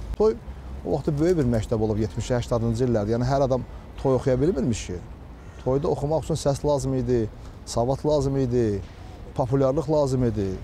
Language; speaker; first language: Azerbaijani; native; Azerbaijani